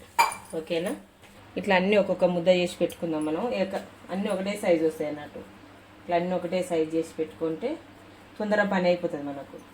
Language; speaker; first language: Telugu; native; Telugu